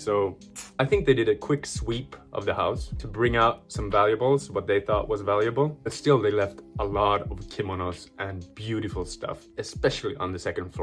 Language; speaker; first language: English; non-native, fluent; Swedish